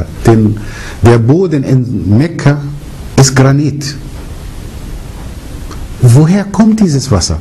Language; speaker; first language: German; early bilingual, other home language; Arabic